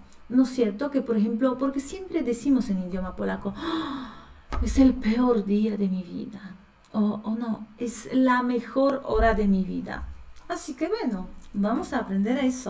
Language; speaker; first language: Spanish; non-native, fluent; Polish